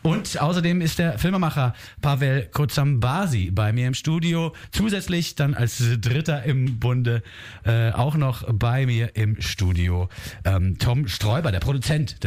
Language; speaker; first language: German; native; German